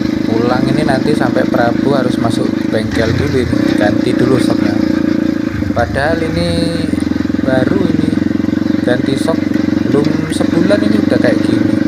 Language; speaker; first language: Indonesian; native; Indonesian